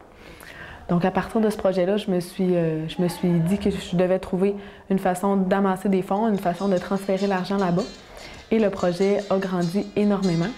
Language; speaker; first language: French; native; French